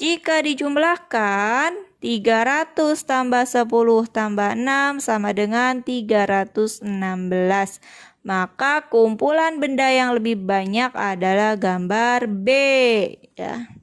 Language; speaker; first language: Indonesian; native; Indonesian